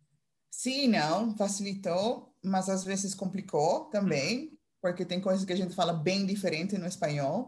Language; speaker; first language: Portuguese; non-native, fluent; Dutch